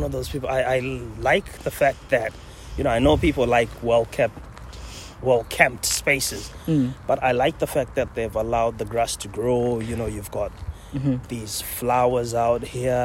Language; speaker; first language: English; non-native, local second language; Shona